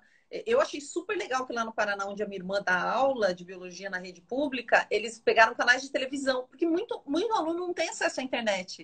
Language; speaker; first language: Portuguese; native; Portuguese